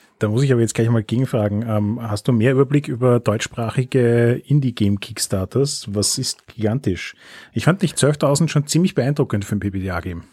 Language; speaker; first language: German; native; German